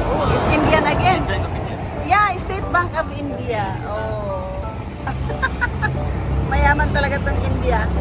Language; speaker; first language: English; non-native, local second language; Filipino